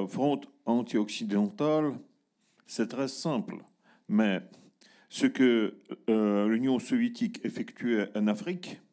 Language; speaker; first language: French; non-native, learner; Russian